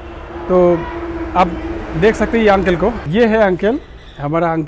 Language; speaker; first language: Hindi; non-native, local second language; Bangla